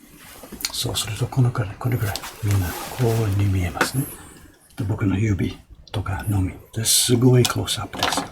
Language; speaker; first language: Japanese; non-native, fluent; English